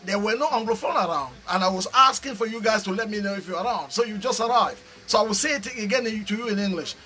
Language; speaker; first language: English; non-native, local second language; French